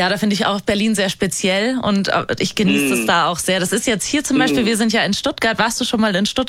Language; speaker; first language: German; native; German